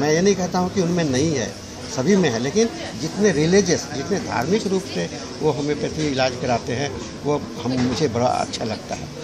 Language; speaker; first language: Hindi; native; Hindi